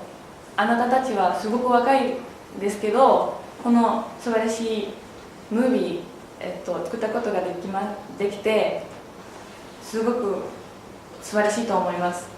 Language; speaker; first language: Japanese; non-native, learner; Thai